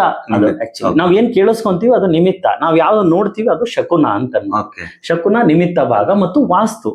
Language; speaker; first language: Kannada; native; Kannada